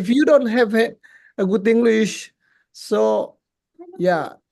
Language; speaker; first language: English; non-native, learner; Indonesian